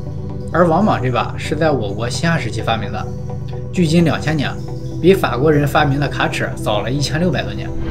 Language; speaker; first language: Chinese; native; Chinese